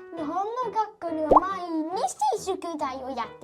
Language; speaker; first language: Japanese; early bilingual, heritage; Japanese